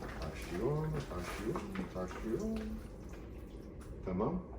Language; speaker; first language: Turkish; non-native, learner; English